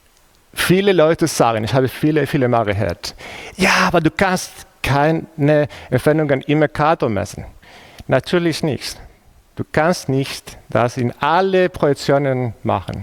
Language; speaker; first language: German; non-native, fluent; Spanish